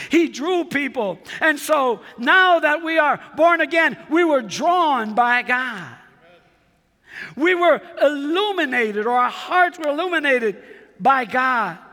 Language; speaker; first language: English; non-native, fluent; Spanish